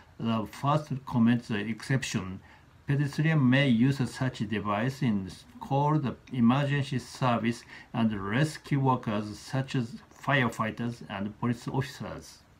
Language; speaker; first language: English; non-native, learner; Japanese